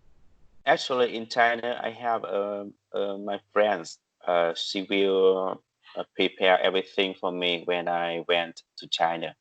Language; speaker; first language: English; non-native, learner; Vietnamese